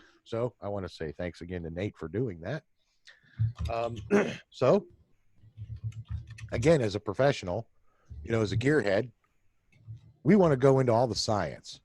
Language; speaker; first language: English; native; English